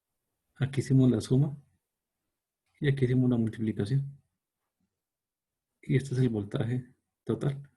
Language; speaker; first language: Spanish; native; Spanish